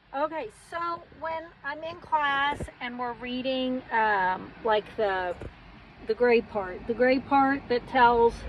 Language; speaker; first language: English; native; English